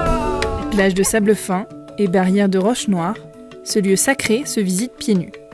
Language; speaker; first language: French; native; French